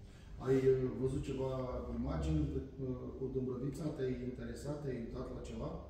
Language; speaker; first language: Romanian; native; Romanian